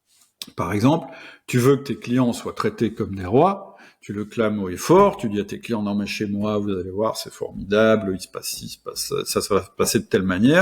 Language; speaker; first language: French; native; French